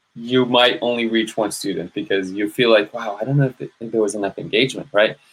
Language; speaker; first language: English; native; English